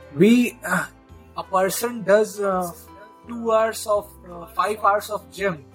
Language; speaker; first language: English; non-native, local second language; Hindi